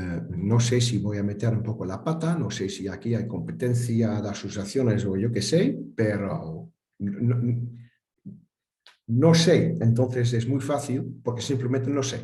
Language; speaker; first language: Spanish; non-native, fluent; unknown